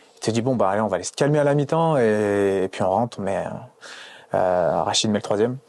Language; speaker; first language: French; native; French